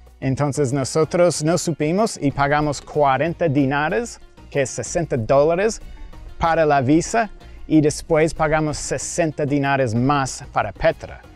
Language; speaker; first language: Spanish; non-native, fluent; English